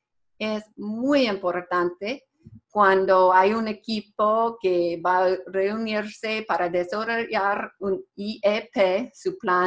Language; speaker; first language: Spanish; non-native, fluent; English